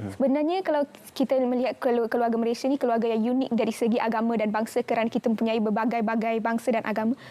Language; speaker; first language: Malay; non-native, local second language; English